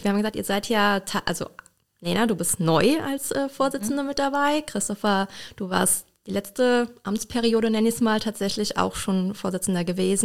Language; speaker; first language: German; native; German